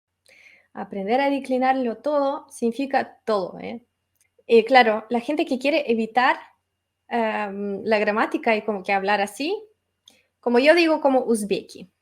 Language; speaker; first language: Spanish; non-native, fluent; Russian